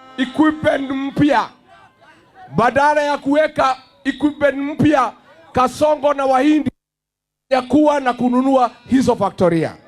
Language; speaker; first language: Swahili; non-native, local second language; Kikuyu